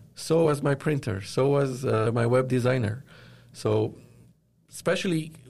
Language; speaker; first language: English; non-native, fluent; Arabic